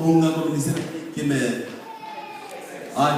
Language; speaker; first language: Swedish; non-native, fluent; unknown